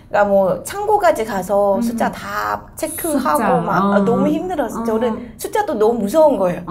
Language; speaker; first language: Korean; non-native, fluent; Vietnamese